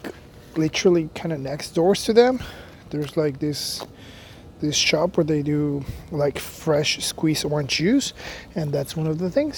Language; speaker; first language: English; non-native, fluent; Spanish